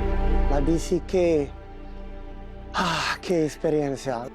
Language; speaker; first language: Spanish; non-native, learner; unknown